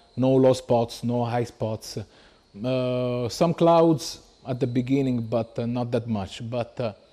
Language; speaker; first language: English; non-native, fluent; Italian